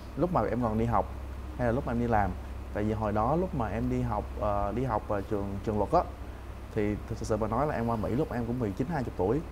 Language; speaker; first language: Vietnamese; native; Vietnamese